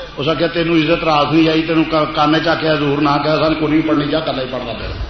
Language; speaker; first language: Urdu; non-native, local second language; Punjabi